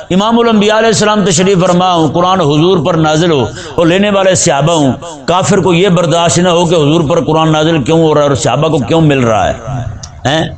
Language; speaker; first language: Urdu; non-native, local second language; Punjabi